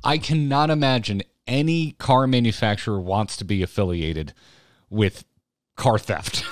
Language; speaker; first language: English; native; English